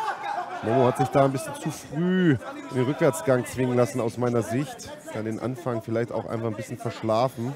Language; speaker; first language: German; native; German